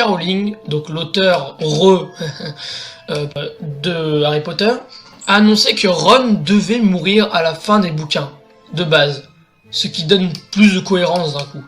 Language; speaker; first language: French; native; French